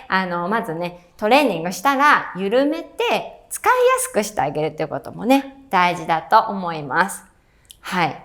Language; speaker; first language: Japanese; native; Japanese